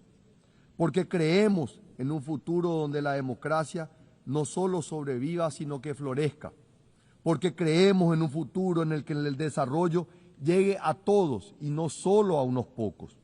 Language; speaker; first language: Spanish; native; Spanish